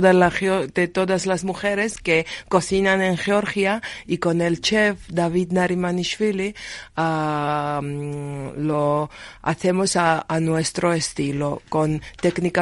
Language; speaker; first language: Spanish; non-native, learner; Georgian